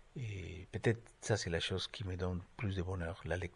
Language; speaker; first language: French; non-native, fluent; Spanish